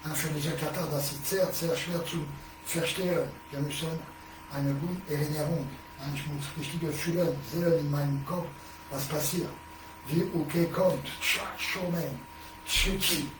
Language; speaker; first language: German; non-native, learner; French